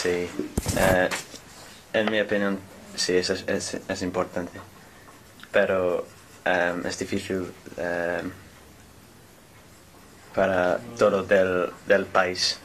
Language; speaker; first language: Spanish; non-native, learner; English